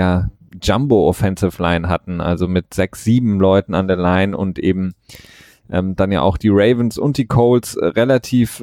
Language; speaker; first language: German; native; German